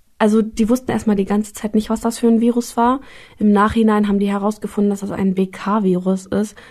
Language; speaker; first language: German; native; German